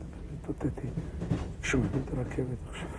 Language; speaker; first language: Hebrew; early bilingual, other home language; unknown